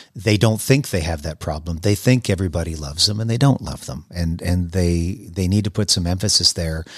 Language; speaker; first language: English; native; English